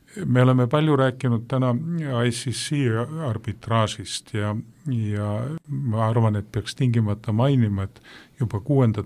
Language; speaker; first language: Estonian; native; Estonian